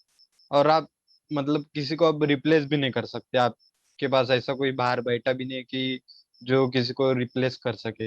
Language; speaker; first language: Hindi; native; Hindi